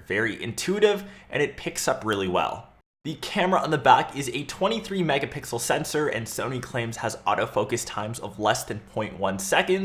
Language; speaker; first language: English; native; English